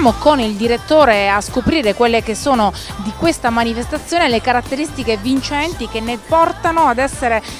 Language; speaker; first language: Italian; native; Italian